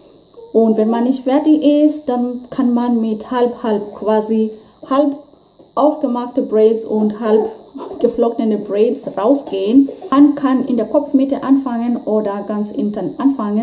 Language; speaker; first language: German; non-native, fluent; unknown